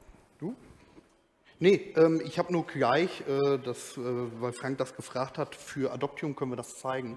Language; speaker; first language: German; native; German